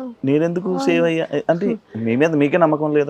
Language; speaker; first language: Telugu; native; Telugu